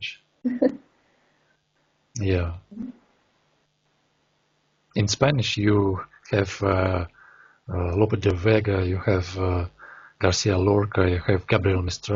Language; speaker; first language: English; non-native, learner; Russian